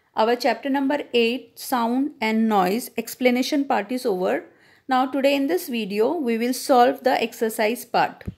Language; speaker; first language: English; non-native, local second language; Hindi